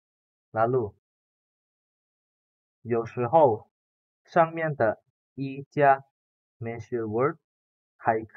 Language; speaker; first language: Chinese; non-native, fluent; Indonesian